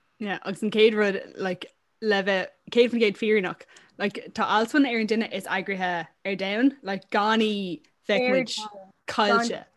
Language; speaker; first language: Irish; non-native, local second language; English